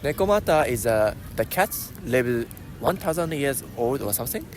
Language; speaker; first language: English; non-native, learner; Japanese